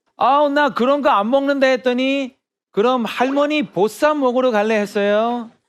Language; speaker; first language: Korean; native; Korean